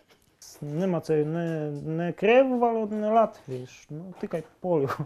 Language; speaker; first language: Latvian; non-native, learner; Polish